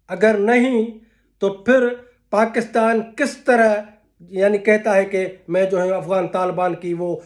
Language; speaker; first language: Urdu; non-native, local second language; Sindhi